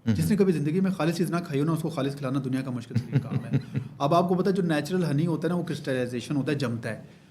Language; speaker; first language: Urdu; non-native, local second language; Baluchi